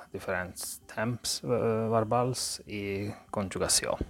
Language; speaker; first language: Catalan; non-native, fluent; Georgian